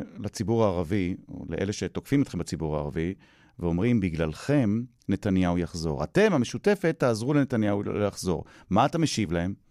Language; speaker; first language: Hebrew; native; Hebrew